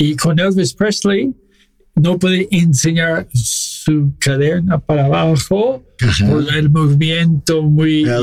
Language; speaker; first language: Spanish; non-native, fluent; English